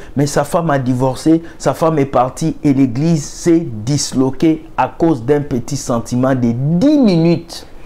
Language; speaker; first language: French; non-native, local second language; Lingala